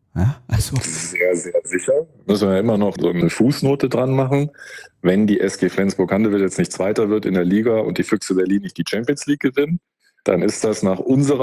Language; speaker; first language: German; native; German